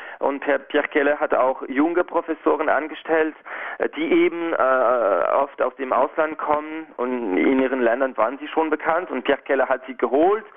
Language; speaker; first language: German; non-native, local second language; French